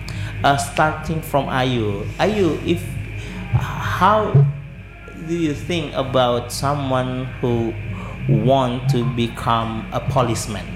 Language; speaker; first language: English; non-native, fluent; Indonesian